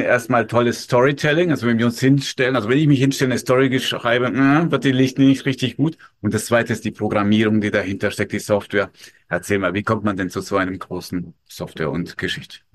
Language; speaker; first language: German; native; German